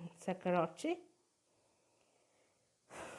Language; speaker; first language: French; non-native, learner; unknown